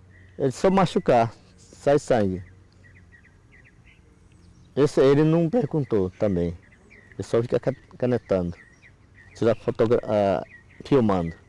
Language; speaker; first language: Portuguese; non-native, local second language; Yanomámi